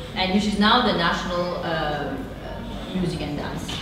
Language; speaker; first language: English; non-native, fluent; Morisyen